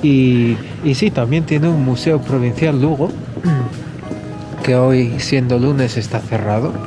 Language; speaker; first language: Spanish; non-native, fluent; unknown